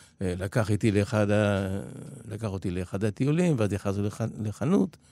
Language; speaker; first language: Hebrew; early bilingual, other home language; Polish